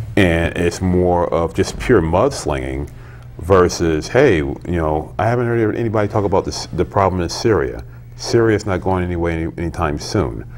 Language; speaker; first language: English; native; English